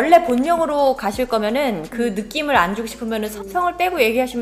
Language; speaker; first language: Korean; native; Korean